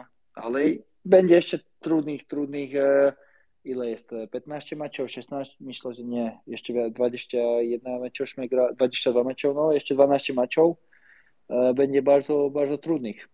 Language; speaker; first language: Polish; non-native, learner; Slovak